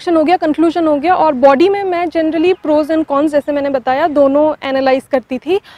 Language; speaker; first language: Hindi; non-native, local second language; Tamil